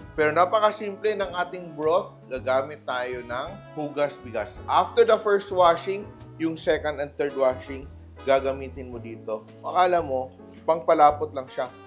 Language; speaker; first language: Filipino; non-native, local second language; Cebuano